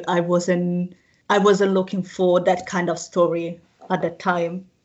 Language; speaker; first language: English; non-native, fluent; Italian